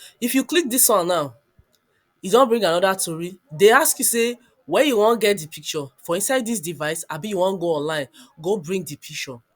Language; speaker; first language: Nigerian Pidgin; non-native, local second language; Yoruba